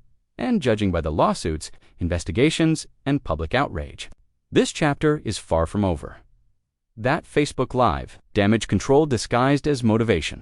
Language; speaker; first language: English; native; English